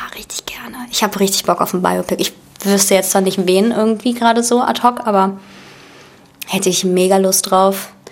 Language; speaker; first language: German; early bilingual, other home language; Russian